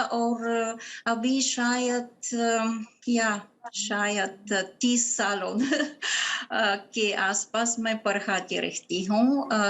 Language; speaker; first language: Hindi; non-native, fluent; Bulgarian